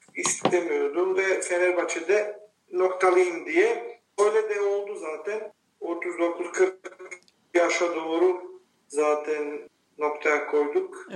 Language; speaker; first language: Turkish; non-native, learner; Bosnian